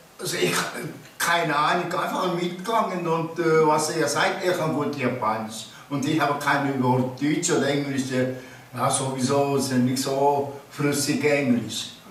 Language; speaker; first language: German; non-native, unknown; Japanese